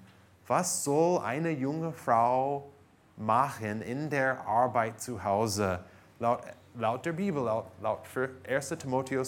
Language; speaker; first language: German; non-native, fluent; English